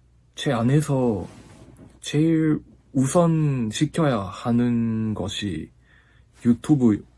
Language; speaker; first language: Korean; non-native, fluent; Japanese